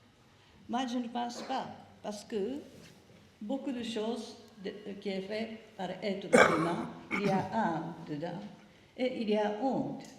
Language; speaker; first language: French; non-native, learner; Japanese